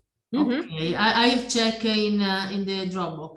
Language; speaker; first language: English; non-native, learner; Italian